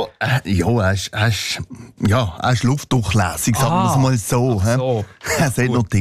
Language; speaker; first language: German; native; German